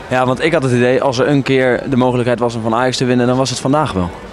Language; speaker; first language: Dutch; native; Dutch